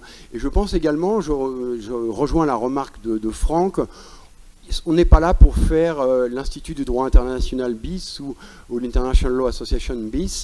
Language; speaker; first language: French; native; French